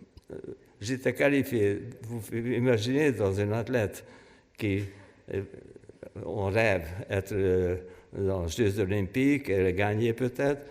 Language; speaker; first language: French; non-native, fluent; Hungarian